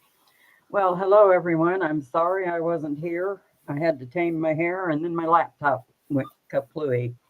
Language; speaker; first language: English; native; English